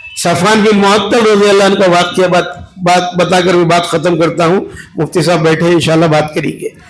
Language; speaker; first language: Urdu; native; Urdu